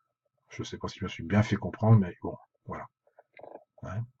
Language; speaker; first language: French; native; French